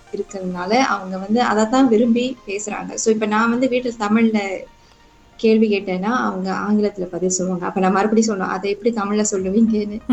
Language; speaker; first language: Tamil; native; Tamil